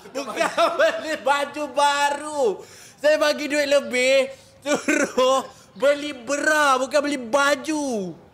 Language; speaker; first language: Malay; native; Malay